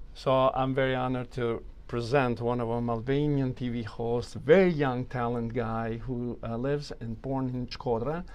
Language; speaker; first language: English; non-native, learner; Albanian